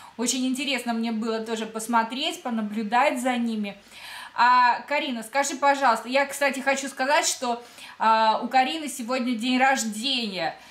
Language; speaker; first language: Russian; native; Russian